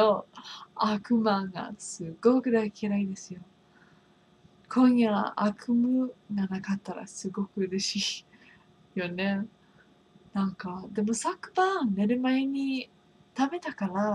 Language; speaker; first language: Japanese; non-native, fluent; English